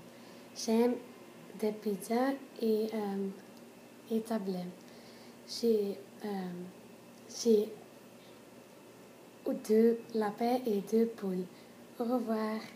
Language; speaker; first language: French; non-native, learner; Dutch